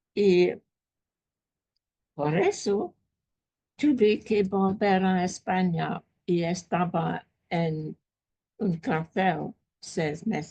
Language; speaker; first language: Spanish; non-native, fluent; English